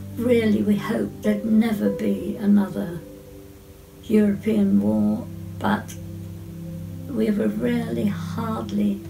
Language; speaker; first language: English; native; English